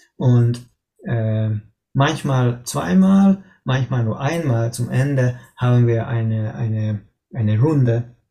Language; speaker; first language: German; non-native, learner; Hungarian